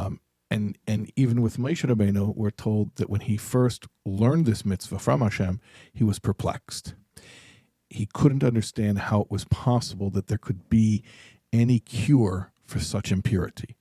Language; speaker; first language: English; native; English